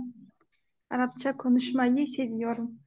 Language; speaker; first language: Turkish; non-native, learner; Kyrgyz